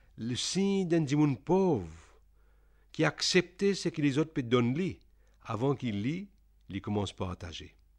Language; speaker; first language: French; non-native, local second language; Réunion Creole French